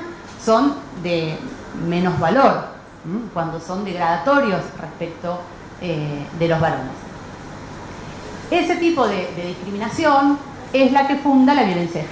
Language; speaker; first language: Spanish; native; Spanish